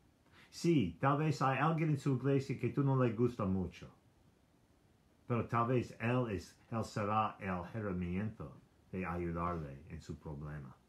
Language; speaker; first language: Spanish; non-native, learner; English